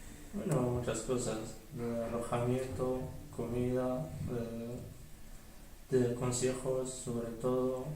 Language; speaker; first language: Spanish; non-native, learner; Arabic